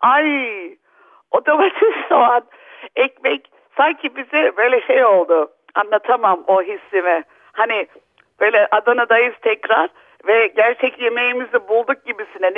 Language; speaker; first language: Turkish; early bilingual, other home language; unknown